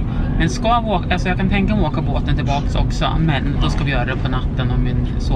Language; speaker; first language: Swedish; native; Swedish